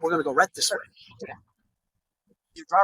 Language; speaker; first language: English; native; English